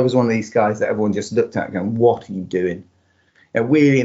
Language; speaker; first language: English; native; English